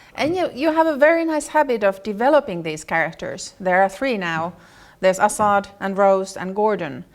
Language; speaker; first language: English; non-native, fluent; Finnish